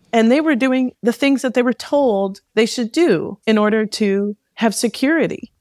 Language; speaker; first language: English; native; English